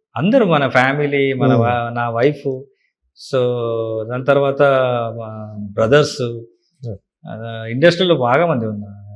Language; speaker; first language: Telugu; non-native, learner; Kannada